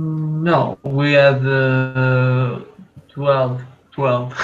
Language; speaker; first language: English; non-native, learner; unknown